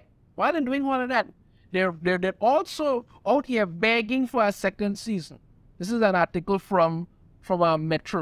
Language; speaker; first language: English; native; English